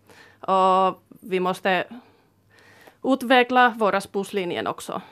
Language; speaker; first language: Swedish; non-native, fluent; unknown